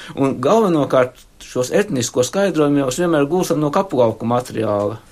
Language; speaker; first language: Latvian; native; Latvian